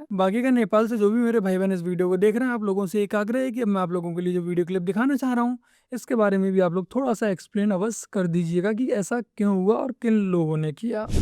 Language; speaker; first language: Hindi; native; Hindi